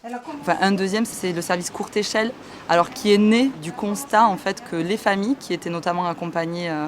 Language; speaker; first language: French; native; French